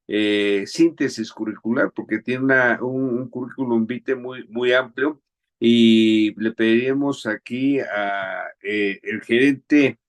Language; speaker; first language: Spanish; native; Spanish